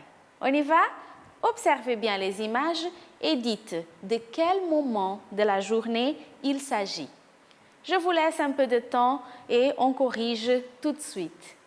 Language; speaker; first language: French; non-native, fluent; Portuguese